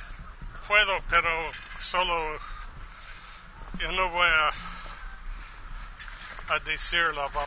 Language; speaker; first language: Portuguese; non-native, learner; English